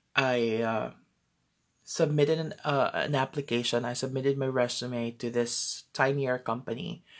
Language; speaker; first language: English; non-native, local second language; Filipino